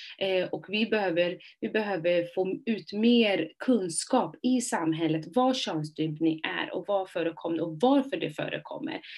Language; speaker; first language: Swedish; early bilingual, other home language; Somali